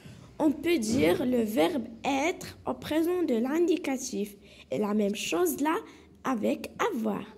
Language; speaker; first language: French; non-native, local second language; Arabic